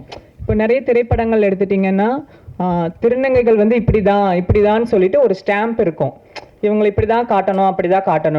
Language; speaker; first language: Tamil; native; Tamil